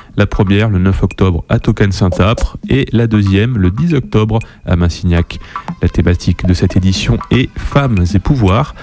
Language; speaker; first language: French; native; French